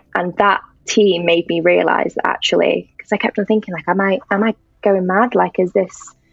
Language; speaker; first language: English; native; English